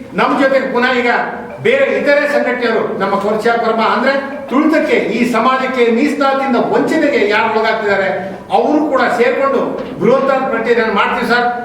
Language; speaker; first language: Kannada; non-native, local second language; Lambadi